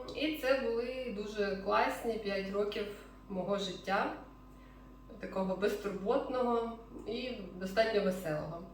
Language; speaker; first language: Ukrainian; non-native, local second language; Russian